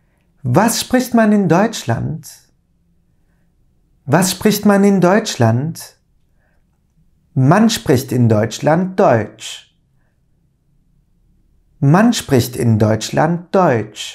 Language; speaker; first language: German; non-native, fluent; Turkish